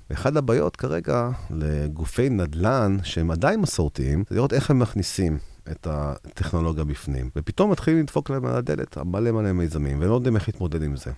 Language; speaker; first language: Hebrew; early bilingual, heritage; Hebrew